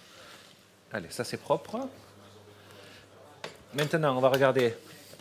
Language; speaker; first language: French; native; French